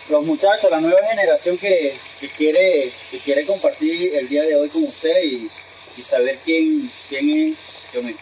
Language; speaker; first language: Spanish; native; Spanish